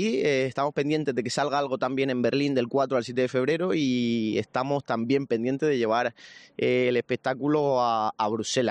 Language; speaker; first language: Spanish; native; Spanish